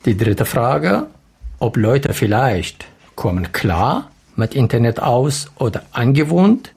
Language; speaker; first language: German; non-native, learner; Arabic